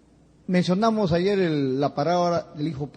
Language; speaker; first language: Spanish; native; Spanish